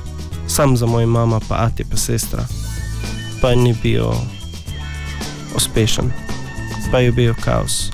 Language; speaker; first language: Slovenian; non-native, learner; Arabic